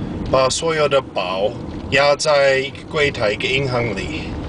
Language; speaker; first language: Chinese; non-native, fluent; English